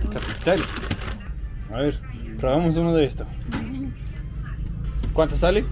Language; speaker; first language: Spanish; non-native, learner; Danish